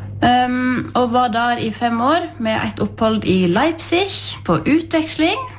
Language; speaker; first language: Norwegian; native; Norwegian